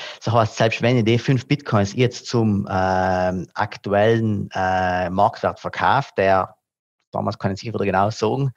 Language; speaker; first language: German; non-native, local second language; Italian